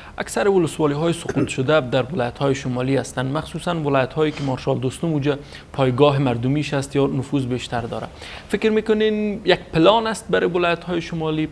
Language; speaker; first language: Persian; native; Persian